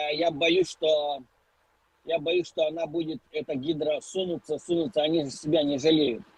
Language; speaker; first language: Russian; non-native, local second language; Ukrainian